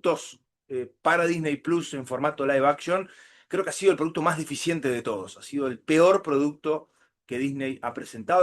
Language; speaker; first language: Spanish; native; Spanish